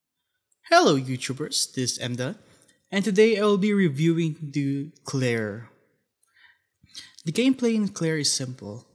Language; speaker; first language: English; non-native, fluent; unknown